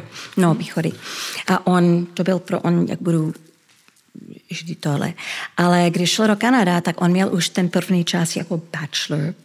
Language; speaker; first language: Czech; early bilingual, heritage; Czech